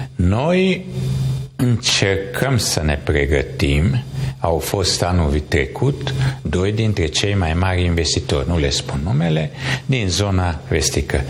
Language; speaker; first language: Romanian; non-native, local second language; Hungarian